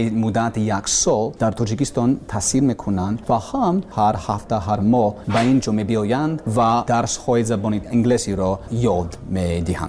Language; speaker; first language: Persian; non-native, learner; English